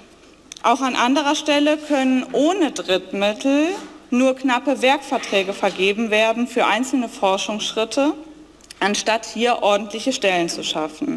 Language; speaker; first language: German; native; German